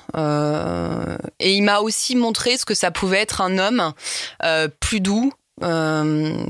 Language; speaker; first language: French; native; French